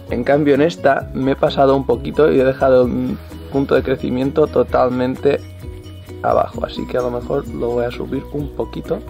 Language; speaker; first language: Spanish; native; Spanish